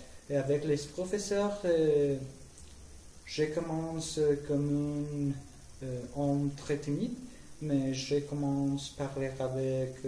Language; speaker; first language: French; non-native, learner; Spanish